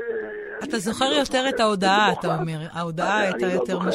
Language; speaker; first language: Hebrew; native; Hebrew